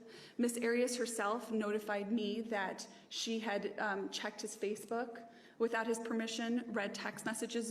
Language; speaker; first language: English; native; English